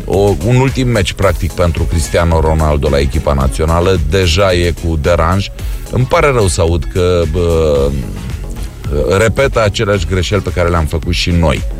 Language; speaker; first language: Romanian; native; Romanian